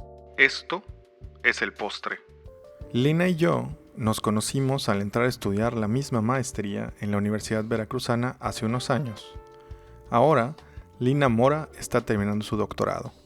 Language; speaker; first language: Spanish; native; Spanish